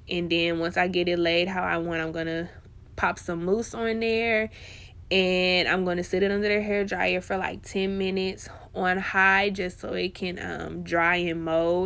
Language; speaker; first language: English; native; English